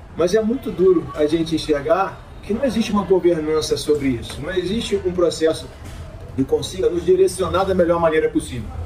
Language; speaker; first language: Portuguese; native; Portuguese